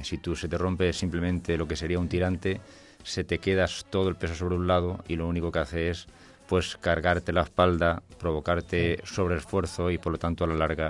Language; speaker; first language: Spanish; native; Spanish